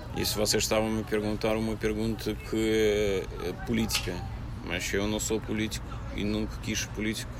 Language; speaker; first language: Portuguese; non-native, fluent; Russian